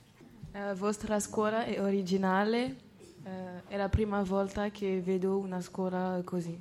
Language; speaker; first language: Italian; non-native, learner; French